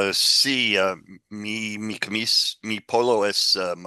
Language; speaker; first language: Spanish; non-native, learner; English